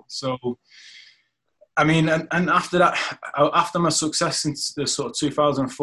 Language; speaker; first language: English; native; English